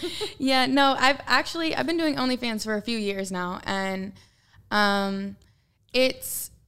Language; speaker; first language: English; native; English